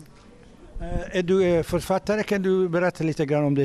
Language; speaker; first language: Norwegian; non-native, fluent; Kurdish